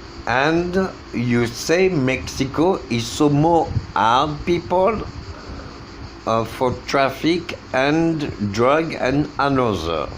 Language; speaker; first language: English; non-native, learner; French